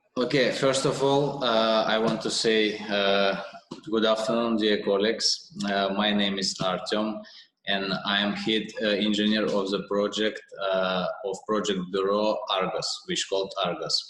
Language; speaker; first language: English; non-native, learner; Russian